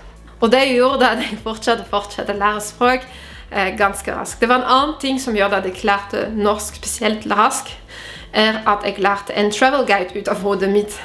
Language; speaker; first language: Norwegian; non-native, fluent; French